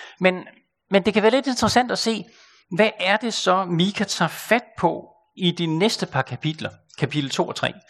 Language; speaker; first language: Danish; native; Danish